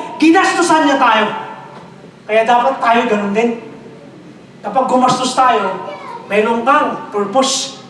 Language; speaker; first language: Filipino; non-native, local second language; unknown